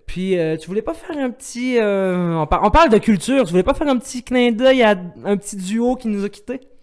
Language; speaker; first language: French; non-native, local second language; Arabic